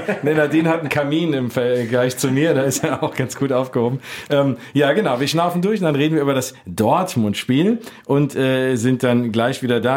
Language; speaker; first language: German; native; German